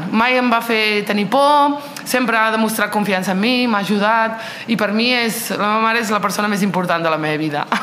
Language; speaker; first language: Catalan; early bilingual, other home language; Riffian